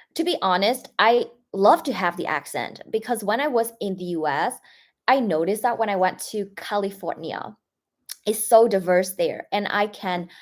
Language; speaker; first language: English; non-native, fluent; Vietnamese